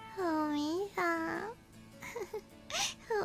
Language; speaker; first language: Japanese; native; Japanese